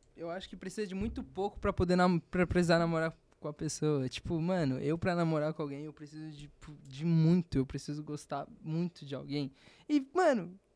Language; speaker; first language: Portuguese; native; Portuguese